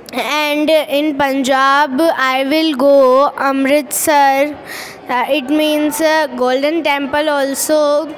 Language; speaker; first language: English; non-native, learner; Hindi